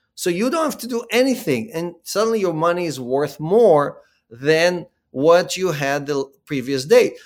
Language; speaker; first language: English; early bilingual, other home language; Ukrainian